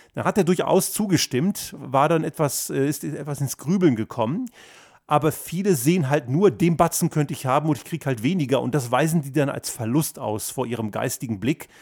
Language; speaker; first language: German; early bilingual, other home language; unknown